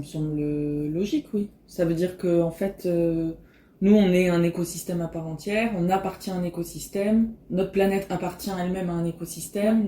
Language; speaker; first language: French; native; French